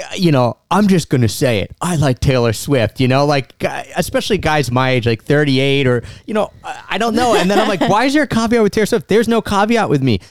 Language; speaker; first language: English; native; English